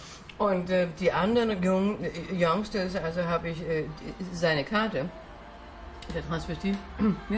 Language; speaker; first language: German; non-native, fluent; Danish